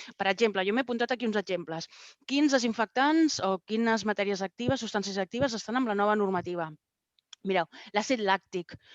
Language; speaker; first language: Catalan; non-native, local second language; Spanish